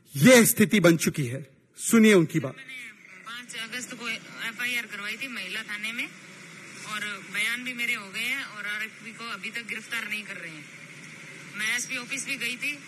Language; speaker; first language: Hindi; native; Hindi